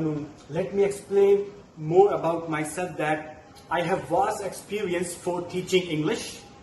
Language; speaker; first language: English; non-native, fluent; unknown